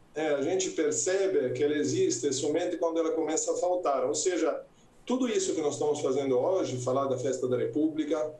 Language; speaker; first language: Portuguese; non-native, fluent; Italian